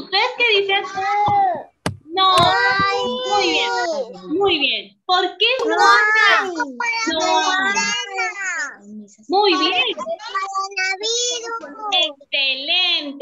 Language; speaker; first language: Spanish; native; Spanish